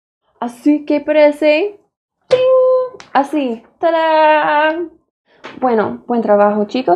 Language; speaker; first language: Spanish; non-native, fluent; English